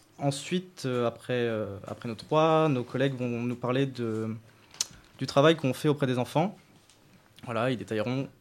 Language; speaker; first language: French; native; French